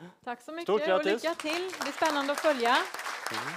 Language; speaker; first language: Swedish; native; Swedish